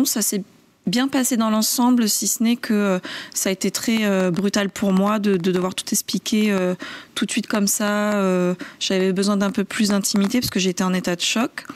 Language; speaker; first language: French; native; French